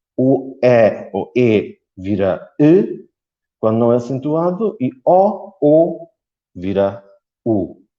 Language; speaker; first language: Portuguese; non-native, fluent; Polish